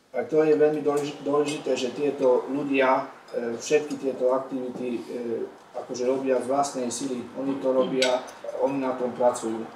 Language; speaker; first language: Slovak; non-native, local second language; Hungarian